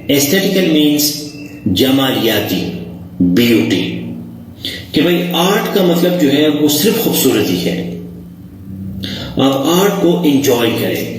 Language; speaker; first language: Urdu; non-native, local second language; Pashto